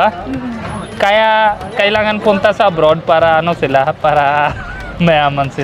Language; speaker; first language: Filipino; non-native, learner; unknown